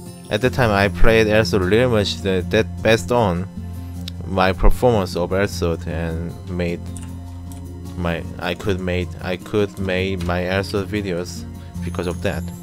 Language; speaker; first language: English; non-native, fluent; Korean